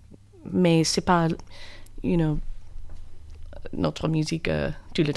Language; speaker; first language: French; non-native, learner; English